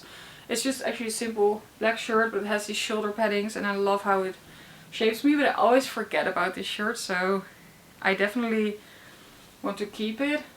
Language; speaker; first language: English; non-native, fluent; Dutch